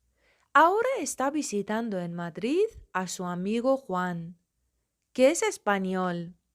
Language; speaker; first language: Spanish; non-native, fluent; Persian